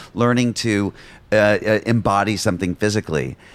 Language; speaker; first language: English; native; English